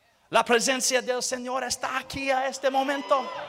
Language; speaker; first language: Spanish; non-native, learner; English